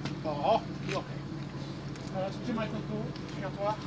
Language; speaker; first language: Polish; non-native, learner; English